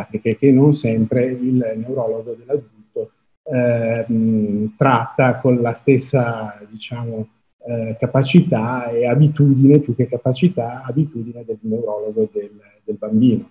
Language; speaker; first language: Italian; native; Italian